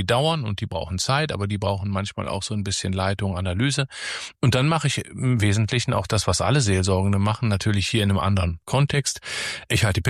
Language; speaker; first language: German; native; German